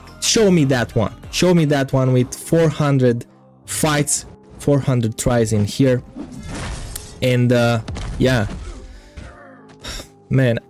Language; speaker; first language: English; non-native, fluent; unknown